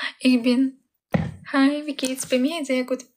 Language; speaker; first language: German; non-native, learner; Ukrainian